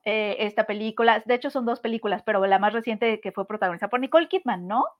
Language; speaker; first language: Spanish; native; Spanish